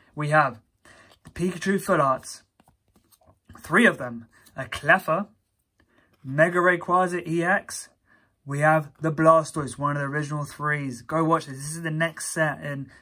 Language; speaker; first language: English; native; English